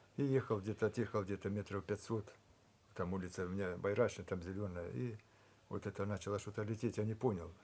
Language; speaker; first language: Russian; native; Russian